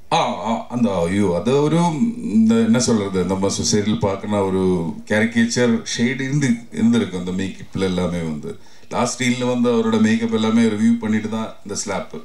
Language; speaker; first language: Tamil; non-native, learner; Malayalam